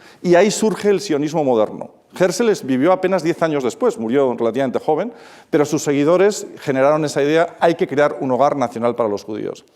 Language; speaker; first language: Spanish; native; Spanish